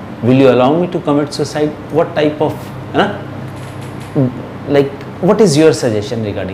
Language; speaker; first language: English; non-native, local second language; Hindi